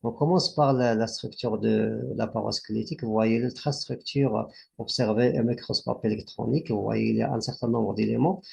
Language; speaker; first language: French; non-native, local second language; Arabic